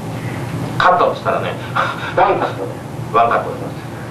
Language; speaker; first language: Japanese; native; Japanese